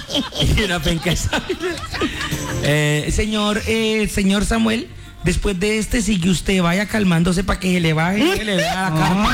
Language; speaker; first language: Spanish; native; Spanish